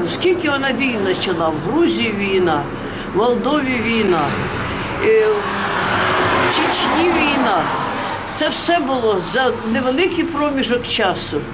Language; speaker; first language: Ukrainian; non-native, local second language; Russian